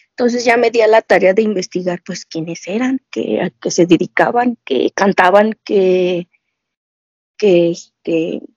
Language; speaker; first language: Spanish; native; Spanish